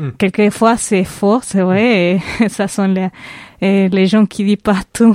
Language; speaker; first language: French; non-native, fluent; Spanish